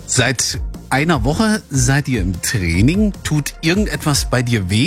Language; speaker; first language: German; native; German